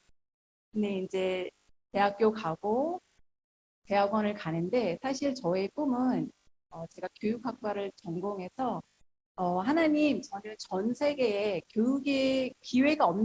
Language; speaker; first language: Korean; early bilingual, heritage; Korean